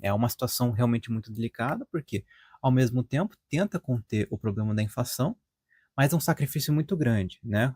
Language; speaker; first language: Portuguese; native; Portuguese